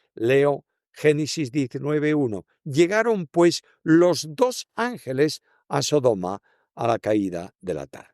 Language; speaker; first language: Spanish; native; Spanish